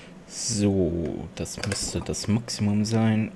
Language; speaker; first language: German; non-native, local second language; Luxembourgish